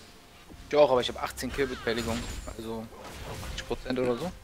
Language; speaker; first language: German; native; German